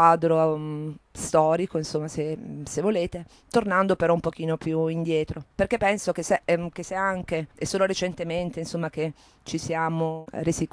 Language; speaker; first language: Italian; native; Italian